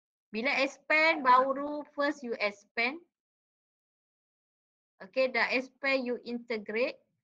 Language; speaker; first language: English; non-native, local second language; Malay